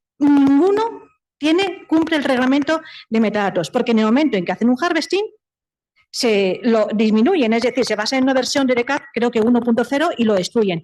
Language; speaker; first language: Spanish; native; Spanish